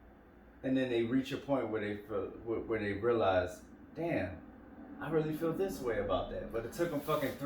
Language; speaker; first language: English; native; English